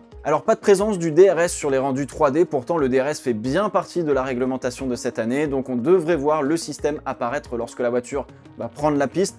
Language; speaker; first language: French; native; French